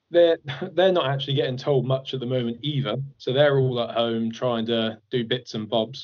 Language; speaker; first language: English; native; English